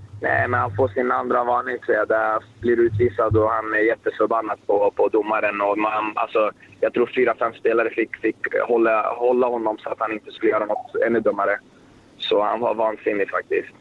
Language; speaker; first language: Swedish; native; Swedish